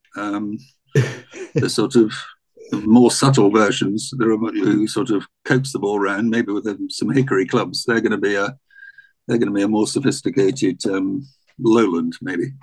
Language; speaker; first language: English; native; English